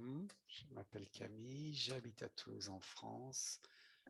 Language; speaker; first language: French; non-native, fluent; English